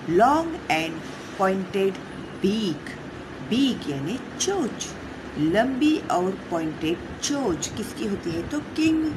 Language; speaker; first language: Hindi; non-native, local second language; Marathi